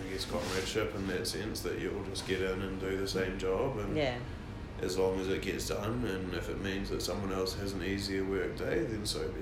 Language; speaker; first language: English; native; English